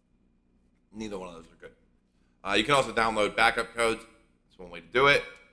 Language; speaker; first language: English; native; English